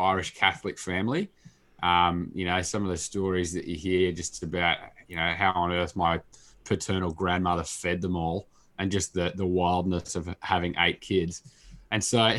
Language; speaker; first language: English; native; English